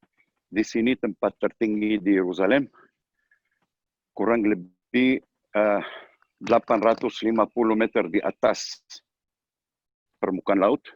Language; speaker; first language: Indonesian; non-native, learner; Hebrew